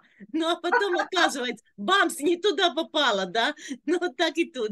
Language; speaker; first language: Russian; non-native, local second language; Latvian